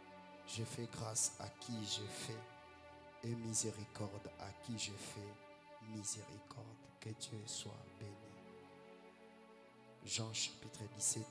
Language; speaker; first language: French; non-native, local second language; Lingala